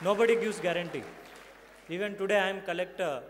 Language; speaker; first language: English; non-native, local second language; Marathi